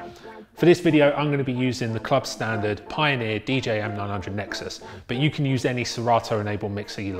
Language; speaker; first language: English; native; English